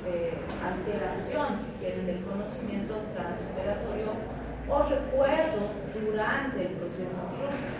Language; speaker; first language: Spanish; native; Spanish